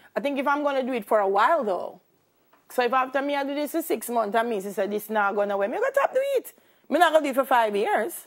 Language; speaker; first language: English; native; English